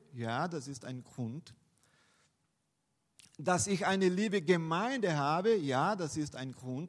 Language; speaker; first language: German; non-native, fluent; Portuguese